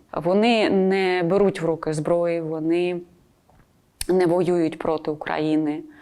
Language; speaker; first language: Ukrainian; non-native, local second language; Russian